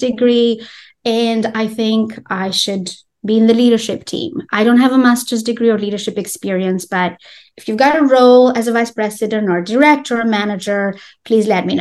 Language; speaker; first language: English; non-native, fluent; Albanian